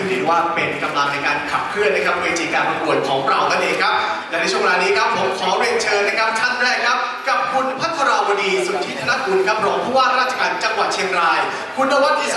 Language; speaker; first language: Thai; native; Thai